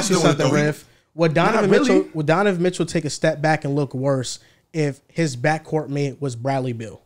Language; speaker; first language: English; native; English